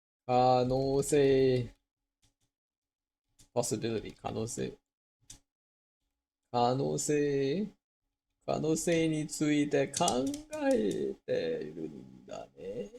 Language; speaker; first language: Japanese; non-native, learner; English